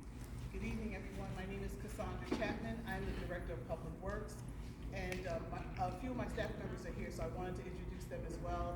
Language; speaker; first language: English; native; English